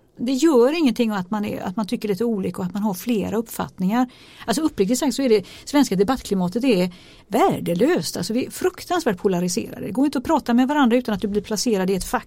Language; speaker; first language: Swedish; native; Swedish